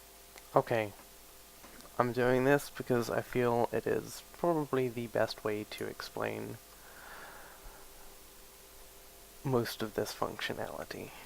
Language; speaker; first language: English; native; English